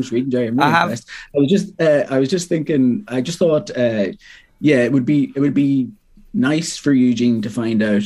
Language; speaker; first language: English; native; English